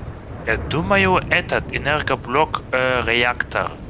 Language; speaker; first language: Russian; non-native, fluent; German